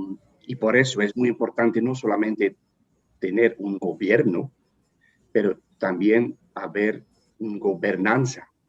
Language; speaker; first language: Spanish; non-native, fluent; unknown